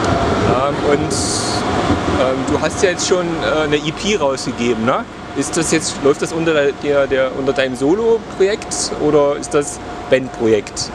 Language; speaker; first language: German; native; German